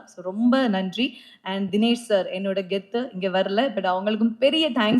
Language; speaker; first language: Tamil; non-native, fluent; Malayalam